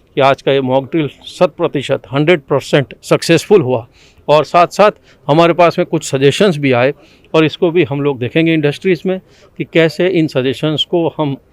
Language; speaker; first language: Hindi; non-native, local second language; Gujarati